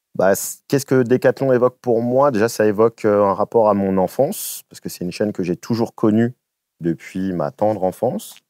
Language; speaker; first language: French; native; French